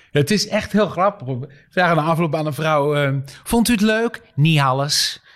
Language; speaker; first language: Dutch; native; Dutch